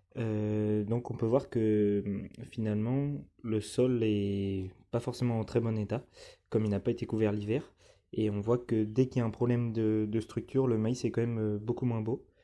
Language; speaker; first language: French; native; French